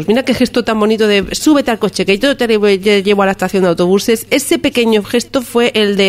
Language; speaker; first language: Spanish; native; Spanish